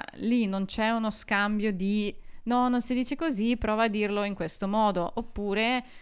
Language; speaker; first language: Italian; non-native, fluent; Russian